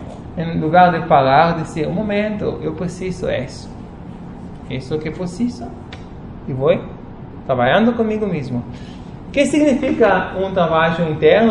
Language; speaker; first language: Portuguese; non-native, fluent; Spanish